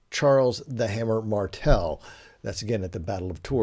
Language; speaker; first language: English; native; English